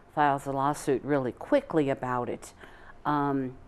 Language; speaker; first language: English; native; English